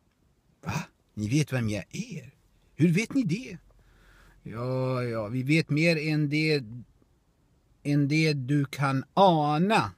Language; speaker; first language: Swedish; non-native, fluent; Arabic